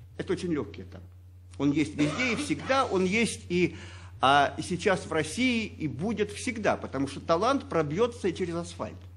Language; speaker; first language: Russian; native; Russian